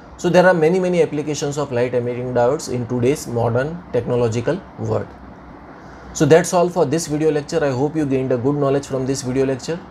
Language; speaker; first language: English; non-native, local second language; Gujarati